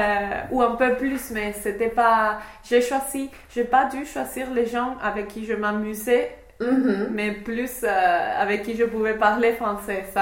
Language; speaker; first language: French; non-native, fluent; English